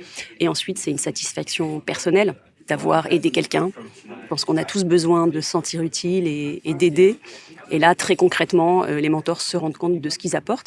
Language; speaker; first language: French; native; French